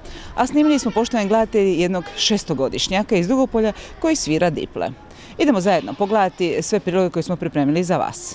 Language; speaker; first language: Croatian; native; Croatian